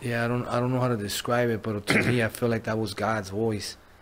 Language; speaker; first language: English; early bilingual, other home language; Spanish